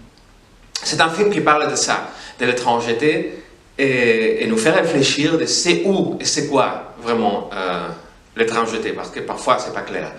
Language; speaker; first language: French; non-native, fluent; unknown